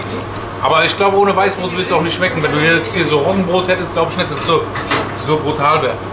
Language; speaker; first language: German; native; German